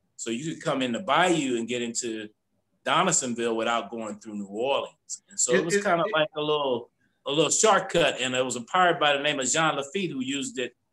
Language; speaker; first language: English; native; English